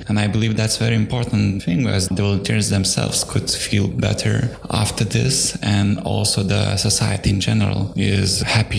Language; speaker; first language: English; non-native, fluent; Lithuanian